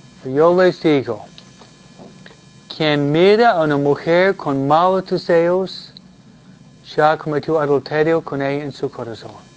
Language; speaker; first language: Spanish; non-native, fluent; English